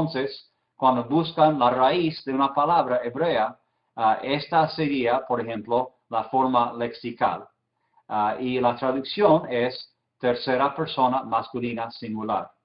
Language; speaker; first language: Spanish; non-native, fluent; English